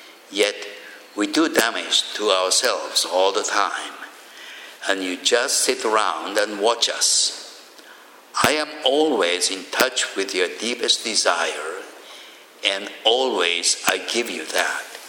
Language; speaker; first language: English; non-native, fluent; Japanese